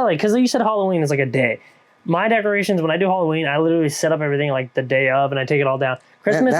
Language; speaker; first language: English; native; English